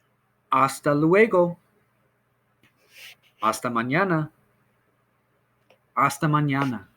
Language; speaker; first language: Spanish; non-native, fluent; English